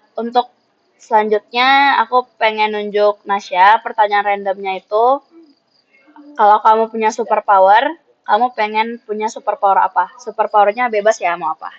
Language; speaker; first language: Indonesian; native; Indonesian